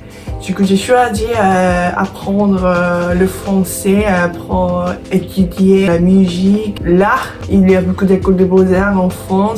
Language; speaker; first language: French; non-native, fluent; Korean